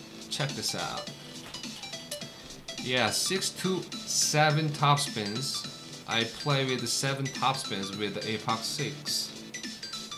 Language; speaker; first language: English; non-native, fluent; Korean